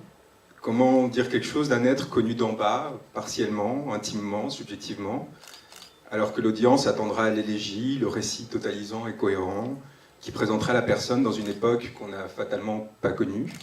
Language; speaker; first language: French; native; French